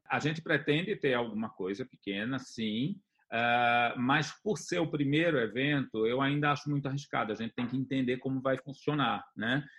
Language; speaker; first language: Portuguese; native; Portuguese